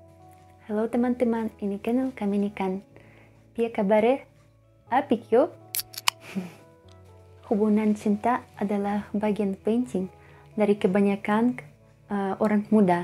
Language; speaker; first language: Indonesian; non-native, fluent; Russian